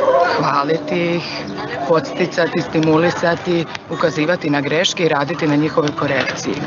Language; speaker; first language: Bosnian; native; Bosnian